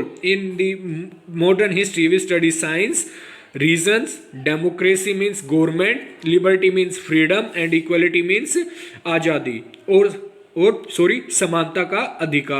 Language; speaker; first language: English; non-native, local second language; Hindi